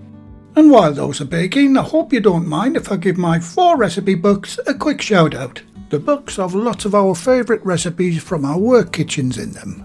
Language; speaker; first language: English; native; English